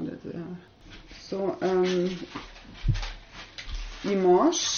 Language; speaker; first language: Swedish; non-native, learner; German